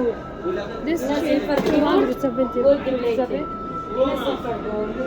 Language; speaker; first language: English; non-native, learner; Arabic